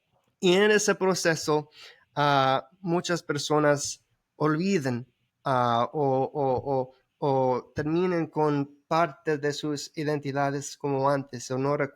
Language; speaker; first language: Spanish; early bilingual, heritage; Spanish